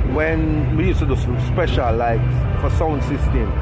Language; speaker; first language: English; non-native, local second language; Jamaican Creole English